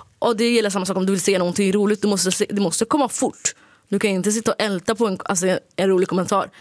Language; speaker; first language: Swedish; early bilingual, other home language; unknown